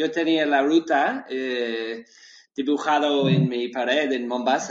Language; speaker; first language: Spanish; non-native, learner; English